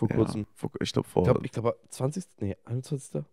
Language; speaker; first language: German; native; German